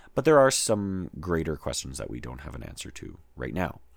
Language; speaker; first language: English; native; English